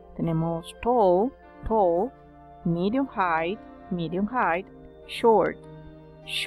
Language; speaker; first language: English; non-native, fluent; Spanish